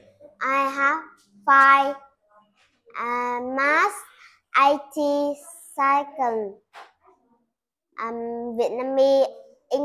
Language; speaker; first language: English; non-native, learner; Vietnamese